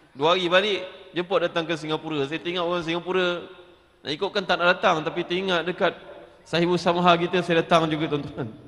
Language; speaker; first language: Malay; native; Malay